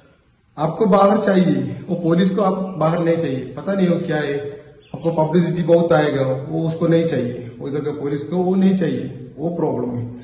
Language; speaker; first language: Hindi; non-native, local second language; Malayalam